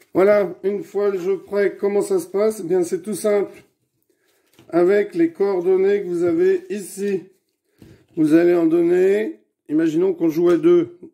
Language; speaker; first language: French; native; French